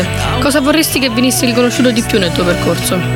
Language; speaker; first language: Italian; native; Italian